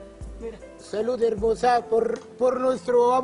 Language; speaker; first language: Spanish; native; Spanish